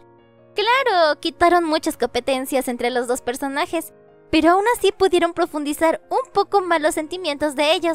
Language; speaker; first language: Spanish; native; Spanish